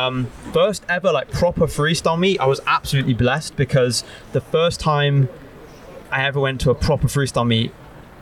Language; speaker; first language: English; native; English